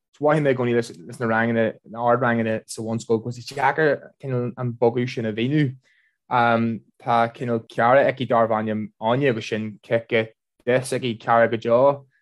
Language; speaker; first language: Irish; non-native, local second language; English